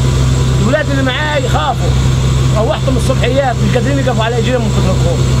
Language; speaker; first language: Arabic; native; Arabic